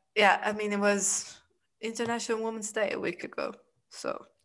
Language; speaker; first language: English; non-native, fluent; Italian